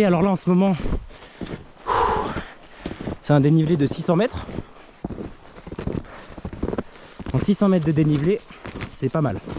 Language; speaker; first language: French; native; French